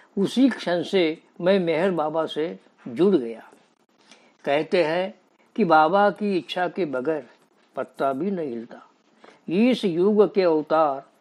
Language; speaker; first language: Hindi; native; Hindi